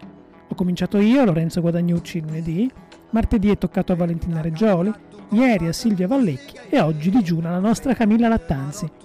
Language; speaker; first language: Italian; native; Italian